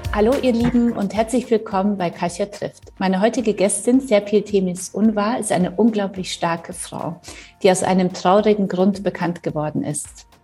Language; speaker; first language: German; non-native, fluent; Polish